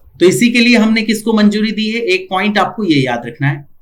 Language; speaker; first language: Hindi; non-native, local second language; Marathi